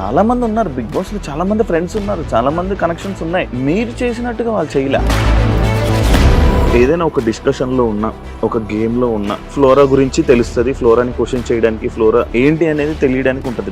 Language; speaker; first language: Telugu; native; Telugu